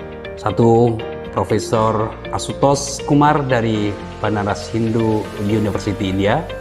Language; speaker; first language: Indonesian; native; Indonesian